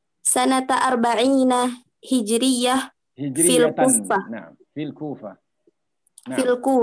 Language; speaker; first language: Arabic; non-native, learner; Indonesian